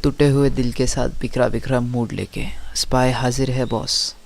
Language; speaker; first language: Hindi; non-native, local second language; Marathi